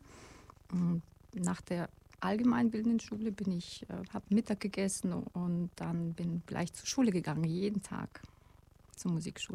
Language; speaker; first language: German; non-native, fluent; Russian